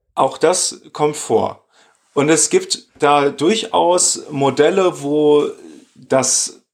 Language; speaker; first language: German; native; German